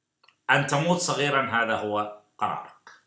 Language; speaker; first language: Arabic; native; Arabic